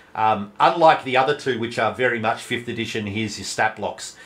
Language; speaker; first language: English; native; English